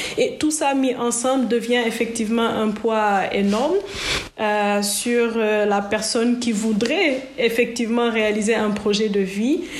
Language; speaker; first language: French; non-native, local second language; Wolof